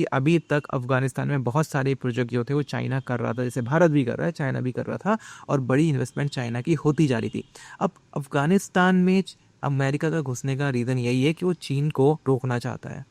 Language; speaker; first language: Hindi; native; Hindi